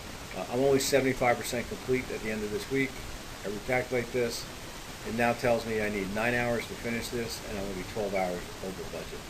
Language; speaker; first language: English; native; English